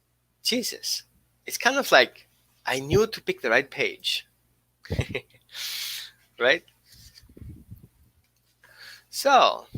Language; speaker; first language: English; non-native, fluent; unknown